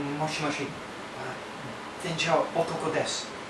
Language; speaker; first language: Japanese; non-native, learner; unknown